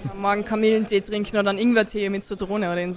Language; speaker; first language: German; native; German